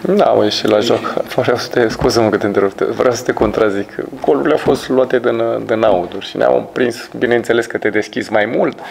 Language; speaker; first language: Romanian; native; Romanian